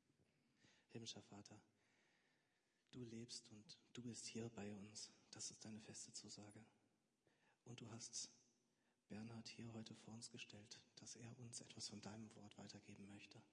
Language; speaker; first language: German; native; German